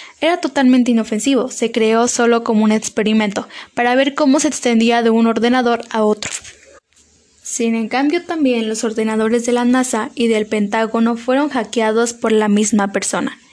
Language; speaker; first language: Spanish; native; Spanish